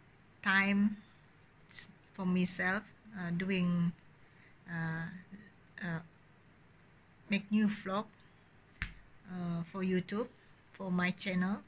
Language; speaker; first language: English; non-native, learner; Indonesian